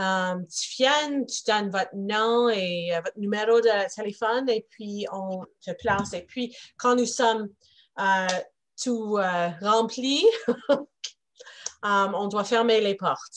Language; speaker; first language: French; non-native, local second language; English